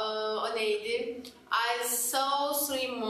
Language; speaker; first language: English; non-native, learner; Turkish